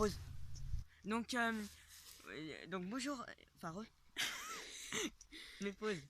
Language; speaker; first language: French; native; French